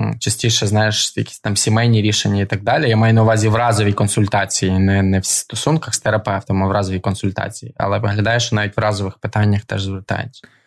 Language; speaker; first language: Ukrainian; non-native, local second language; Russian